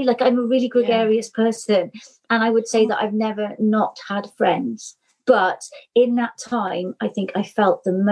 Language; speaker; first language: English; native; English